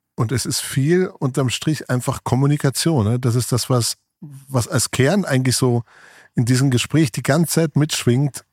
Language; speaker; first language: German; native; German